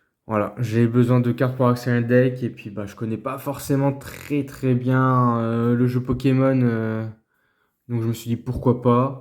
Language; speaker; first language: French; native; French